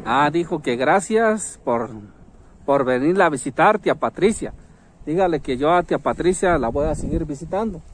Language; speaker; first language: Spanish; native; Spanish